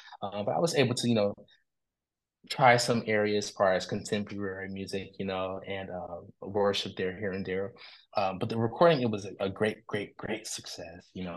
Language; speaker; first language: English; native; English